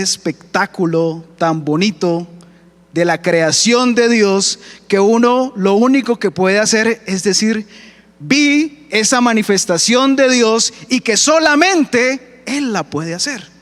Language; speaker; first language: Spanish; native; Spanish